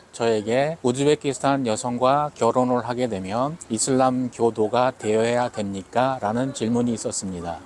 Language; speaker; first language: Korean; native; Korean